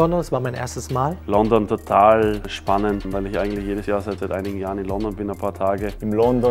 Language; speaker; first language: German; native; German